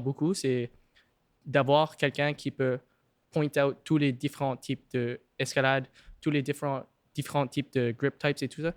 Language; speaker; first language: French; non-native, local second language; English